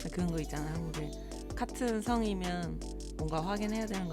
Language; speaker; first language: Korean; non-native, learner; English